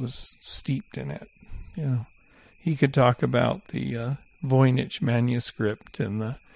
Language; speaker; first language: English; native; English